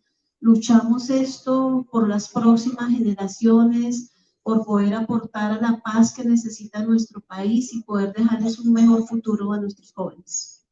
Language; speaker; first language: Spanish; native; Spanish